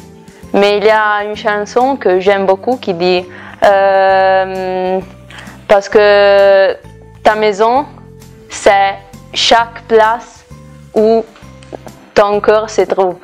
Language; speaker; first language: French; non-native, fluent; Italian